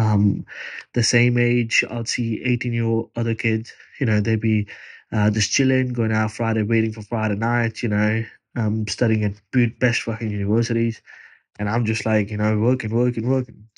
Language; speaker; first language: English; non-native, local second language; Punjabi